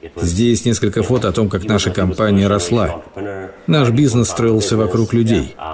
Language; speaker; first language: Russian; non-native, fluent; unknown